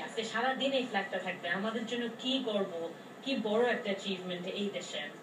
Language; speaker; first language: Bangla; early bilingual, heritage; English